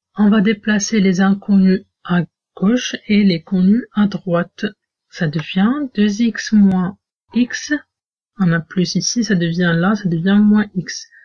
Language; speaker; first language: French; non-native, local second language; Arabic